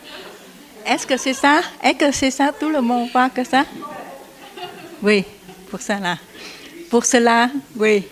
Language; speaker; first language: French; non-native, learner; Vietnamese